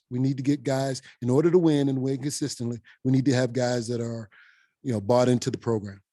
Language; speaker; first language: English; native; English